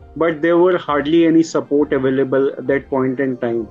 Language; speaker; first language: English; non-native, local second language; Hindi